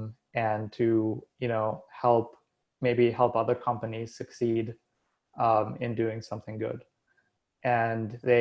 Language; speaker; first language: English; non-native, fluent; German